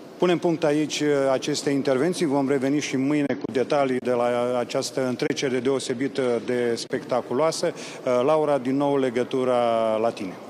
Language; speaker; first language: Romanian; native; Romanian